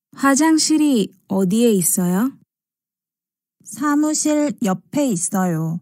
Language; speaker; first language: Korean; non-native, fluent; Sinhala